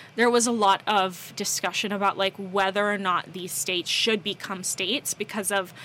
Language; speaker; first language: English; native; English